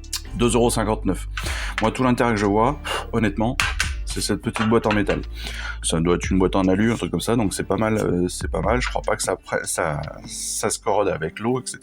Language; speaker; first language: French; native; French